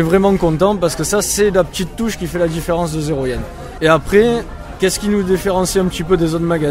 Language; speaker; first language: French; native; French